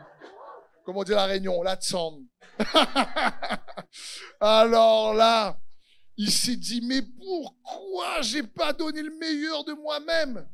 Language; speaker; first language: French; native; French